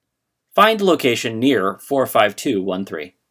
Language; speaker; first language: English; native; English